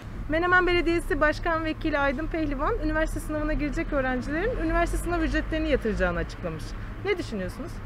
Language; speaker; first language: Turkish; native; Turkish